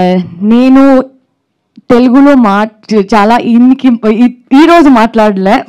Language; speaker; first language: Telugu; non-native, learner; Kannada